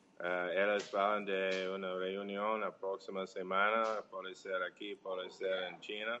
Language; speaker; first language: Portuguese; non-native, learner; English